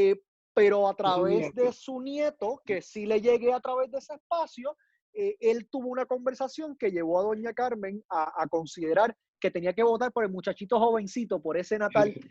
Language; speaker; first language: Spanish; native; Spanish